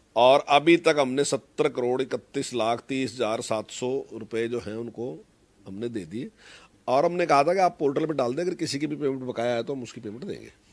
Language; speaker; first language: Hindi; native; Hindi